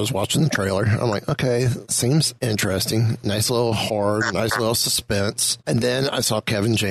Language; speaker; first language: English; native; English